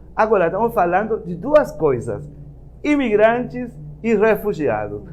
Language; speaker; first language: Portuguese; non-native, fluent; Spanish